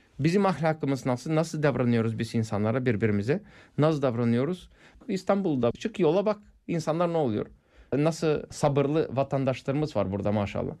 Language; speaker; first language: Turkish; non-native, fluent; English